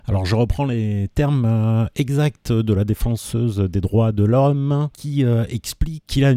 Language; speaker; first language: French; native; French